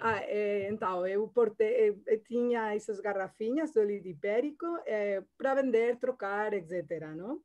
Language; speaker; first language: Portuguese; non-native, learner; Spanish